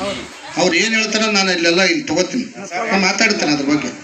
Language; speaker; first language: Kannada; non-native, learner; Hindi